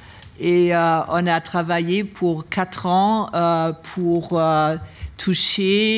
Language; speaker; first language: French; non-native, learner; German